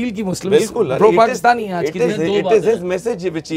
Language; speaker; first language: Hindi; native; Hindi